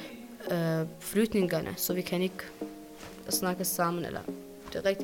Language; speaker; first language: Danish; non-native, learner; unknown